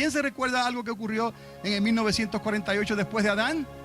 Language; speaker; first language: Spanish; native; Spanish